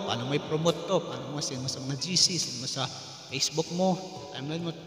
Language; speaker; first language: Filipino; non-native, local second language; Cebuano